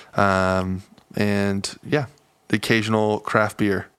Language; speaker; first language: English; native; English